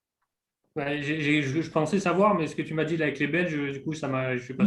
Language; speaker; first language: French; native; French